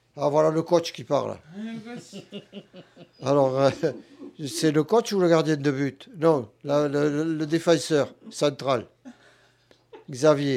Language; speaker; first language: French; native; French